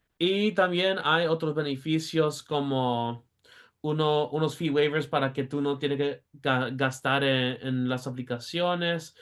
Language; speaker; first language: Spanish; early bilingual, heritage; Spanish